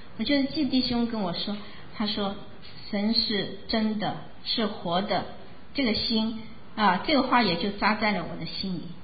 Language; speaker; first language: Chinese; native; Chinese